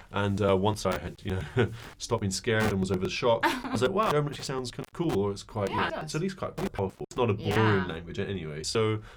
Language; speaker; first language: English; native; English